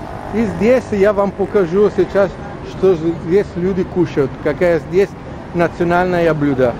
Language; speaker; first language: Russian; non-native, fluent; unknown